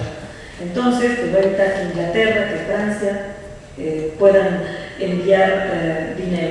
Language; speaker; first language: Spanish; native; Spanish